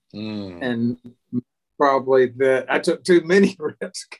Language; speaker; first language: English; native; English